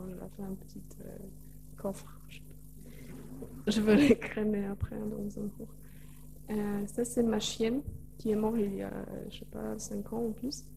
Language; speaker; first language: French; non-native, learner; Polish